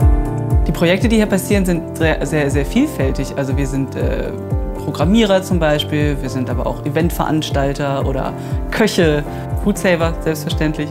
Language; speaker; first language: German; native; German